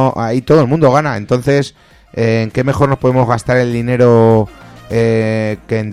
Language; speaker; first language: Spanish; native; Spanish